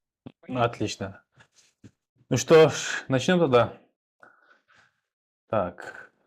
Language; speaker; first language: Russian; non-native, local second language; Kyrgyz